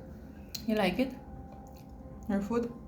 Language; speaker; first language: English; non-native, local second language; Filipino